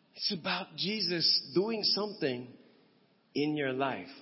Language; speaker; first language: English; non-native, local second language; Filipino